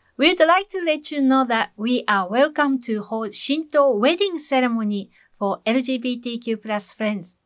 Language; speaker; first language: English; non-native, fluent; Japanese